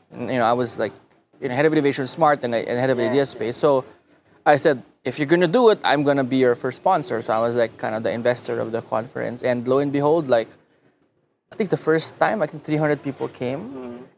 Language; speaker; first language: English; non-native, local second language; Filipino